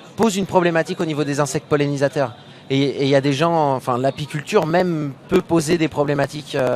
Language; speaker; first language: French; native; French